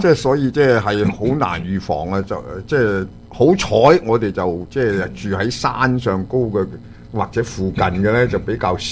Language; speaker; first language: Chinese; native; Chinese